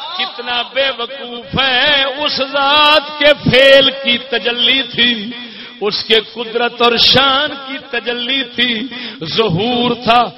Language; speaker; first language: Urdu; non-native, local second language; Punjabi